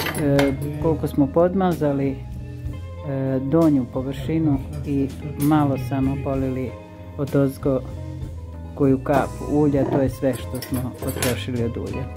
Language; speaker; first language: Serbian; native; Serbian